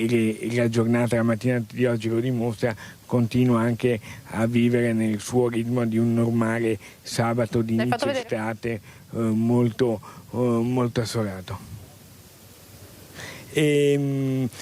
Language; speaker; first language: Italian; native; Italian